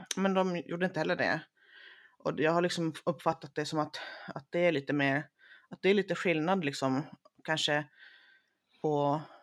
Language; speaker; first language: Swedish; early bilingual, other home language; Finnish